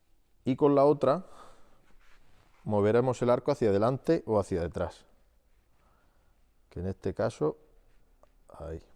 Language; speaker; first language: Spanish; native; Spanish